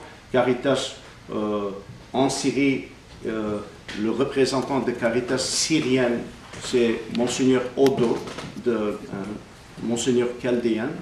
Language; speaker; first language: French; non-native, fluent; Armenian